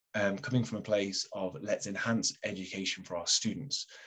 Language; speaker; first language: English; native; English